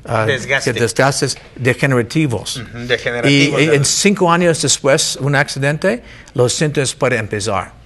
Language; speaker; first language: Spanish; non-native, learner; English